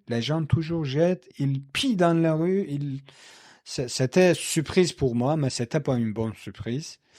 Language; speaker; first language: French; non-native, learner; Kurdish